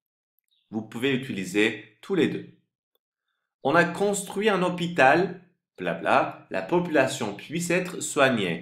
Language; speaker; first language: French; non-native, fluent; Turkish